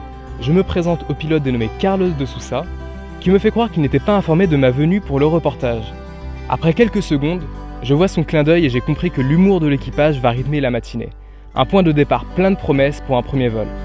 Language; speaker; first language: French; native; French